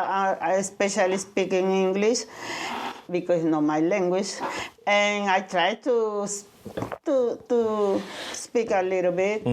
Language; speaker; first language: English; non-native, learner; Spanish